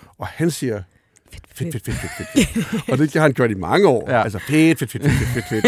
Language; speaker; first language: Danish; native; Danish